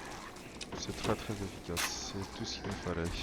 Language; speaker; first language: French; native; French